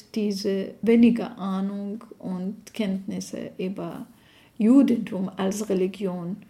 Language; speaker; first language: German; non-native, fluent; Arabic